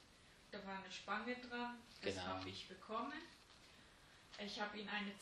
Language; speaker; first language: German; native; German